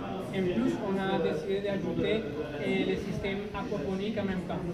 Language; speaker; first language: French; non-native, fluent; Spanish